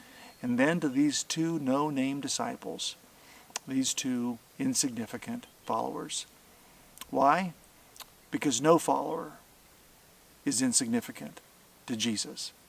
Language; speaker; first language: English; native; English